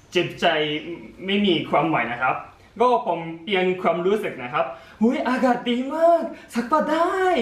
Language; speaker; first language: Thai; non-native, learner; Japanese